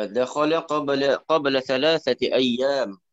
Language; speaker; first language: Arabic; non-native, learner; Malay